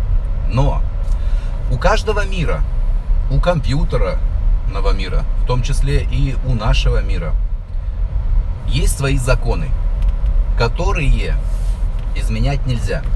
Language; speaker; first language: Russian; native; Russian